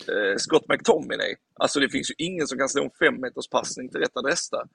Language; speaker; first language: Swedish; native; Swedish